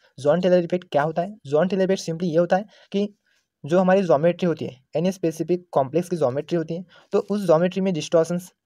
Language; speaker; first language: Hindi; non-native, local second language; Marathi